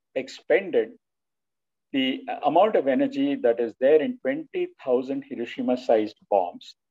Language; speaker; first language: English; non-native, local second language; Telugu